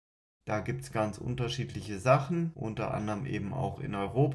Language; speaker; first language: German; native; German